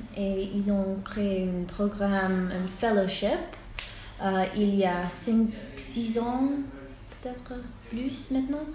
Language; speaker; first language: French; non-native, fluent; English